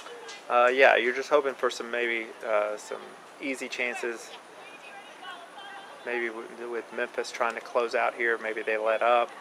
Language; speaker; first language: English; native; English